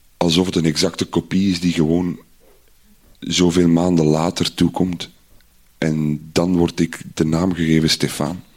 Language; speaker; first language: Dutch; native; Dutch